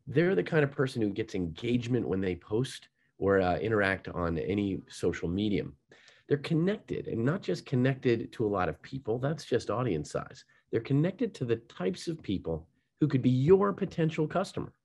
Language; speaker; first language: English; native; English